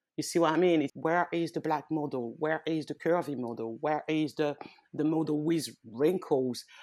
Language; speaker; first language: English; early bilingual, heritage; French